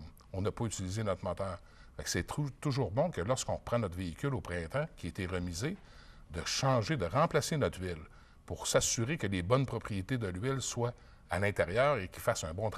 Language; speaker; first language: French; native; French